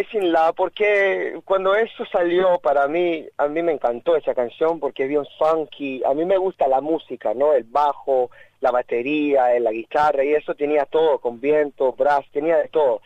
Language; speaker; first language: Spanish; early bilingual, heritage; Spanish